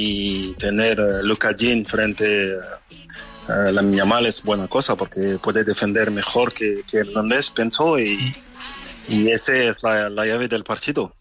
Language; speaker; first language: Spanish; non-native, fluent; French